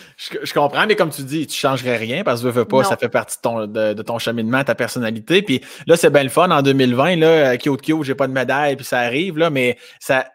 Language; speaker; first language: French; native; French